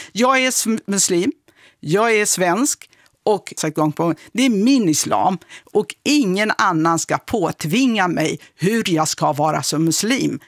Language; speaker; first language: Swedish; non-native, fluent; Kurdish